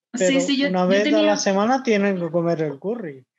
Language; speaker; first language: Spanish; non-native, fluent; Bangla